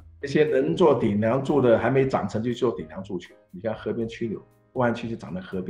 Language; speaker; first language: Chinese; native; Chinese